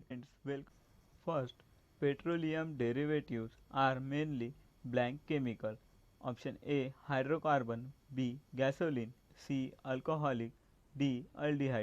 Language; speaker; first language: English; non-native, local second language; Marathi